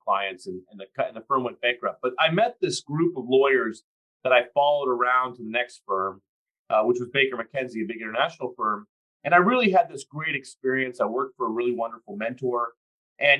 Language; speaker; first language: English; native; English